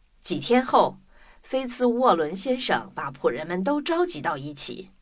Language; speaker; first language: Chinese; native; Chinese